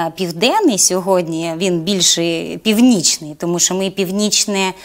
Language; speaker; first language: Ukrainian; native; Ukrainian